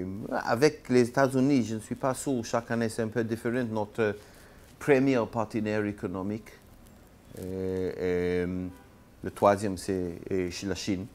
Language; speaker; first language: French; non-native, learner; Hebrew